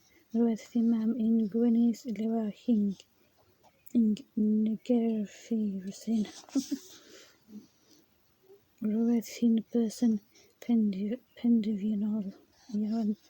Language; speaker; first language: Welsh; non-native, learner; English